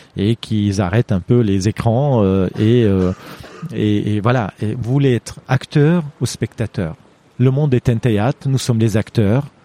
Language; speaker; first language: French; non-native, fluent; Armenian